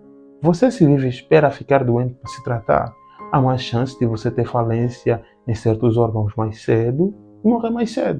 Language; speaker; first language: Portuguese; native; Portuguese